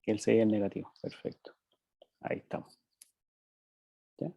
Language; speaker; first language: Spanish; native; Spanish